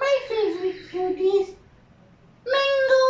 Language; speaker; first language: English; non-native, learner; Bangla